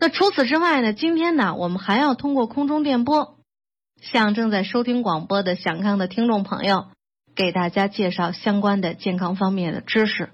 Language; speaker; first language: Chinese; native; Chinese